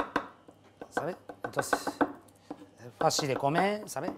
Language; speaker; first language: Spanish; non-native, learner; Japanese